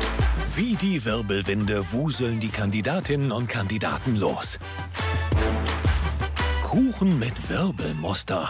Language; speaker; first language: German; native; German